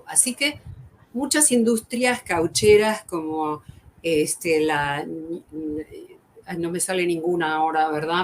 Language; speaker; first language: Spanish; native; Spanish